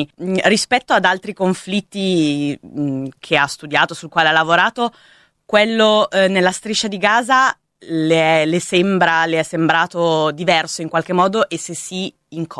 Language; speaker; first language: Italian; native; Italian